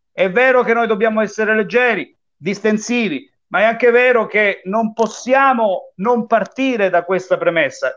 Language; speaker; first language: Italian; native; Italian